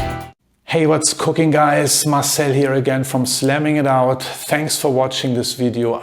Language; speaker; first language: English; non-native, fluent; German